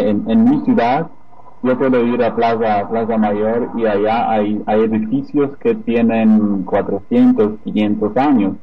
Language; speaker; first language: Spanish; non-native, fluent; Polish